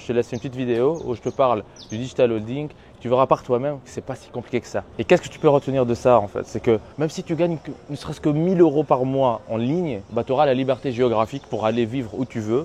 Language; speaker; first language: French; native; French